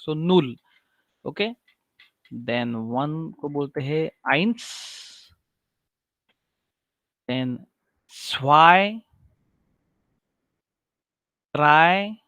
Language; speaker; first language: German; non-native, fluent; Marathi